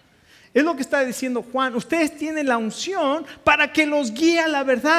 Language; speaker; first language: Spanish; native; Spanish